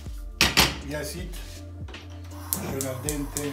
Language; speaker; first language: German; non-native, fluent; Italian